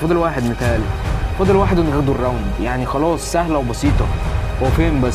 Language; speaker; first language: Arabic; native; Arabic